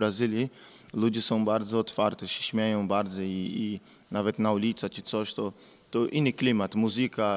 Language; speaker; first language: Polish; non-native, learner; Portuguese